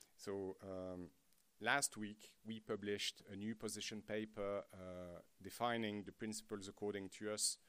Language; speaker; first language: English; non-native, fluent; French